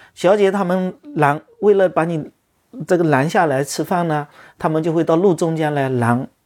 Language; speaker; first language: Chinese; native; Chinese